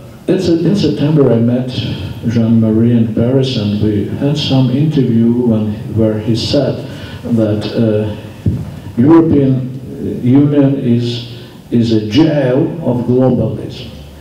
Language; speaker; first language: English; non-native, fluent; Slovak